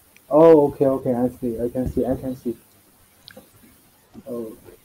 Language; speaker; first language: English; non-native, learner; Chinese